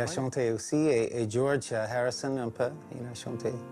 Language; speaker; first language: French; non-native, learner; English